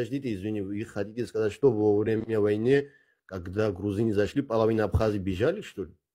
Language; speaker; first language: Russian; non-native, local second language; Abkhazian